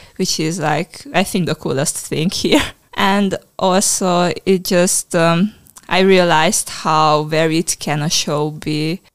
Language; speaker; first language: English; non-native, fluent; Hungarian